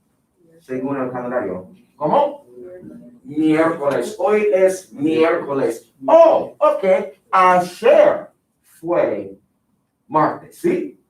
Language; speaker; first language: Spanish; non-native, fluent; English